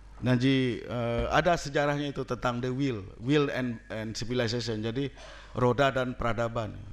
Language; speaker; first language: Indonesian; non-native, local second language; Minangkabau